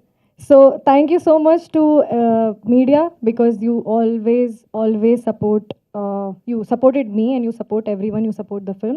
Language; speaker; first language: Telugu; non-native, fluent; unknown